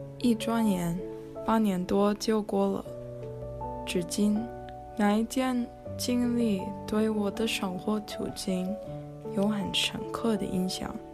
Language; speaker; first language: Chinese; non-native, learner; English